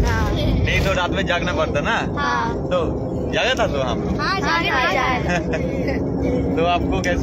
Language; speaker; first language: Hindi; non-native, local second language; Bangla